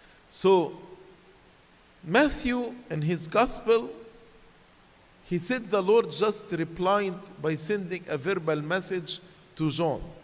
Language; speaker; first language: English; non-native, fluent; Arabic